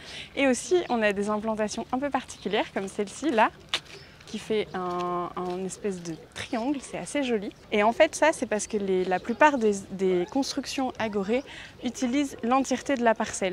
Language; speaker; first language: French; native; French